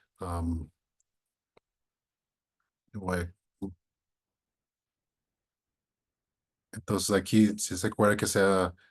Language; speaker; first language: Spanish; non-native, fluent; English